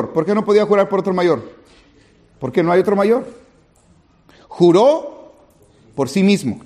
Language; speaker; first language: Spanish; native; Spanish